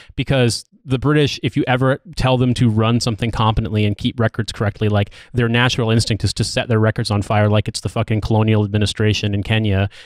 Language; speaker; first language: English; native; English